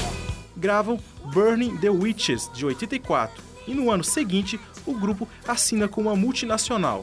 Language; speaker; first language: Portuguese; native; Portuguese